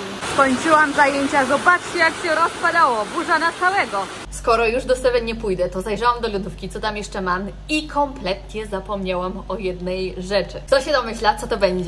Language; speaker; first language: Polish; native; Polish